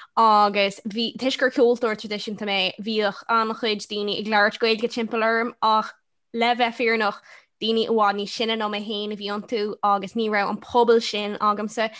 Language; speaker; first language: Irish; non-native, local second language; English